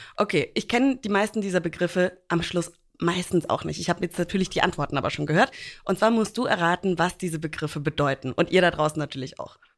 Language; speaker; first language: German; native; German